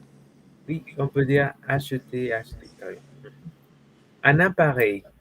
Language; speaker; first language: French; non-native, fluent; Spanish